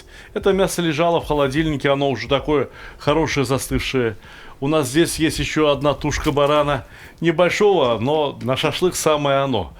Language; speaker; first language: Russian; native; Russian